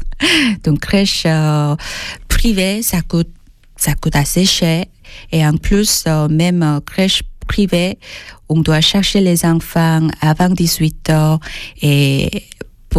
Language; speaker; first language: French; non-native, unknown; Korean